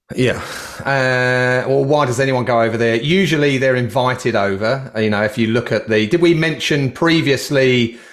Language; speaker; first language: English; native; English